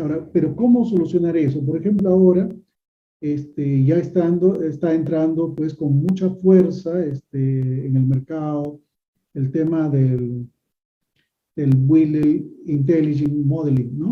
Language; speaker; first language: Spanish; native; Spanish